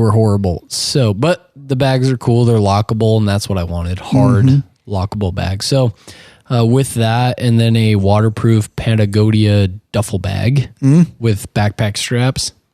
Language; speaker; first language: English; native; English